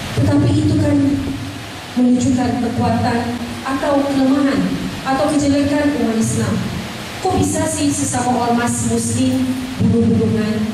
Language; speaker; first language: Indonesian; non-native, fluent; English